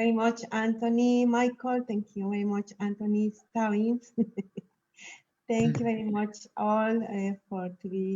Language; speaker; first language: English; non-native, learner; Spanish